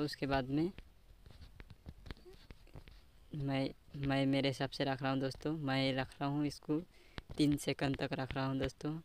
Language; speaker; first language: Hindi; native; Hindi